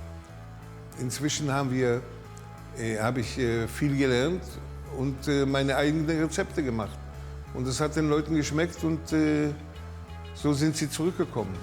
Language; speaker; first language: German; early bilingual, heritage; German